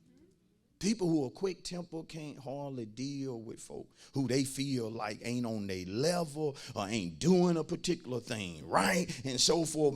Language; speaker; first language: English; native; English